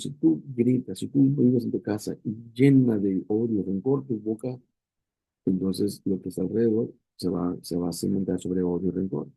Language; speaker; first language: Spanish; native; Spanish